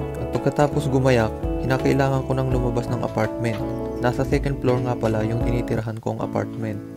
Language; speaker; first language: Filipino; native; Filipino